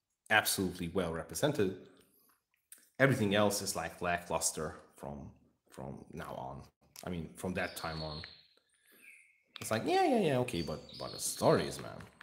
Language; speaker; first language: English; non-native, fluent; Hungarian